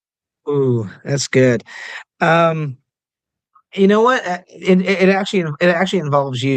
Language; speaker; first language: English; native; English